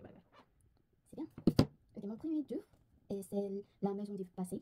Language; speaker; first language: French; non-native, learner; Korean